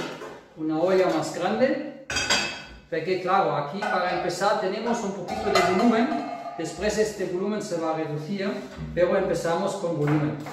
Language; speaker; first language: Spanish; non-native, fluent; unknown